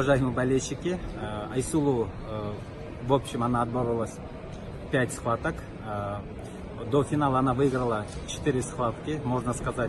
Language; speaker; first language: Russian; non-native, local second language; Kyrgyz